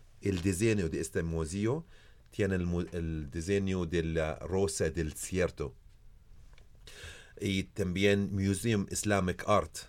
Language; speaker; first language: Spanish; non-native, learner; Arabic